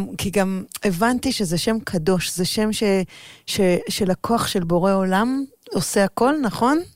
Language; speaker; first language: Hebrew; native; Hebrew